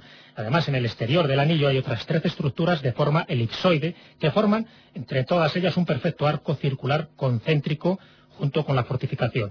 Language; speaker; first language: Spanish; native; Spanish